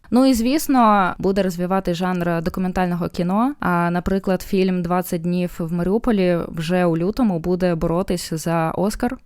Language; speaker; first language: Ukrainian; non-native, local second language; Russian